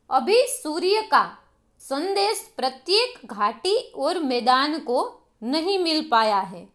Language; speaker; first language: Hindi; non-native, local second language; Gujarati